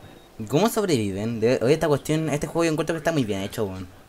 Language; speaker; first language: Spanish; native; Spanish